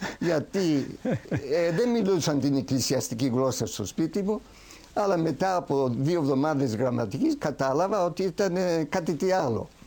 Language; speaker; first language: Greek; early bilingual, heritage; Greek